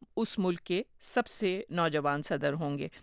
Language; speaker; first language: Urdu; native; Urdu